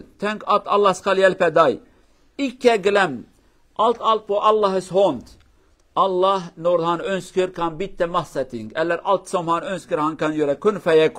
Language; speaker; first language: Norwegian; non-native, learner; Kurdish